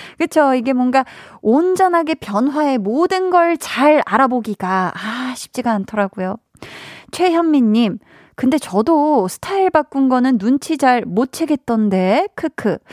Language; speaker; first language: Korean; native; Korean